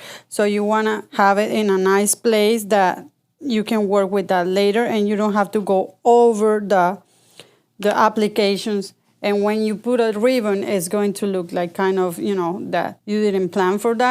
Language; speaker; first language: English; non-native, fluent; Spanish